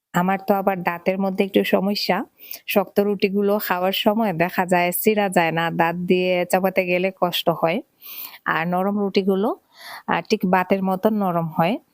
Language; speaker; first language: Bangla; native; Bangla